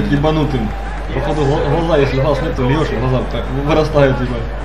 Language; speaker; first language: Russian; native; Russian